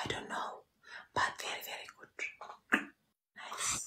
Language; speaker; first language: English; non-native, learner; Amharic